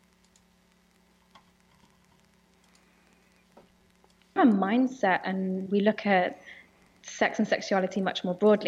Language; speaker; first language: English; native; English